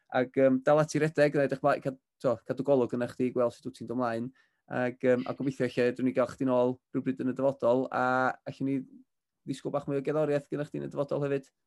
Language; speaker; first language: Welsh; native; Welsh